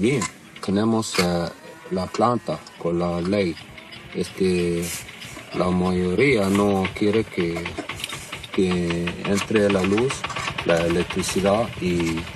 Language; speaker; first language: Spanish; non-native, local second language; Plautdietsch